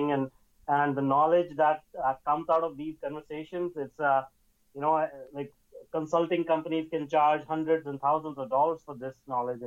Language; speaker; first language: English; non-native, local second language; Hindi